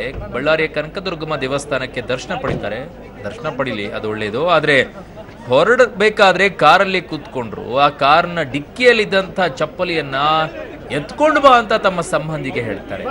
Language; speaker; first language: Kannada; native; Kannada